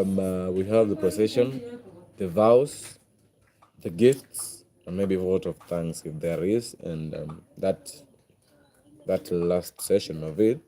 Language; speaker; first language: English; non-native, local second language; Swahili